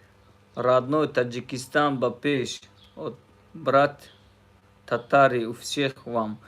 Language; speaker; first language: Russian; non-native, learner; Tajik